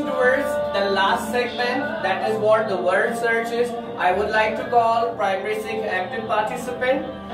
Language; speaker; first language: English; non-native, local second language; Urdu